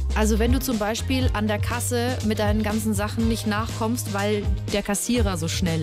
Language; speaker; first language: German; native; German